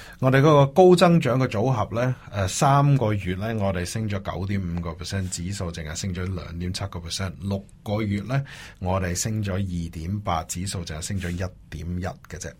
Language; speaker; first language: Cantonese; early bilingual, heritage; Cantonese